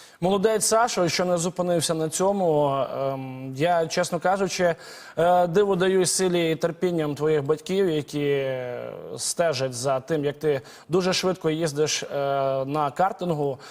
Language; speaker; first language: Ukrainian; native; Ukrainian